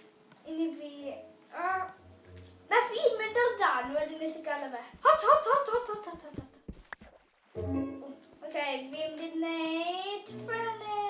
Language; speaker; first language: Welsh; native; Welsh